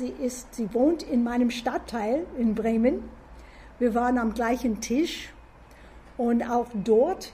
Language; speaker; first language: German; non-native, fluent; English